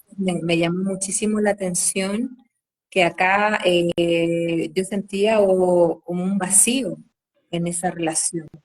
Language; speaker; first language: Spanish; native; Spanish